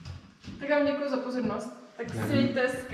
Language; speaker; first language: Czech; native; Czech